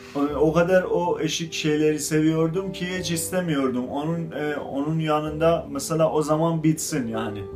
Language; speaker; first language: Turkish; non-native, learner; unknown